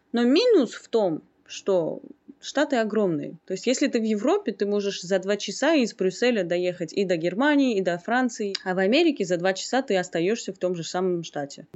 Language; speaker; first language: Russian; non-native, local second language; Armenian